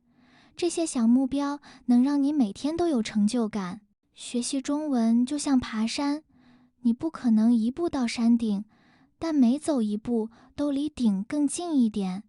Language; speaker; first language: Chinese; non-native, fluent; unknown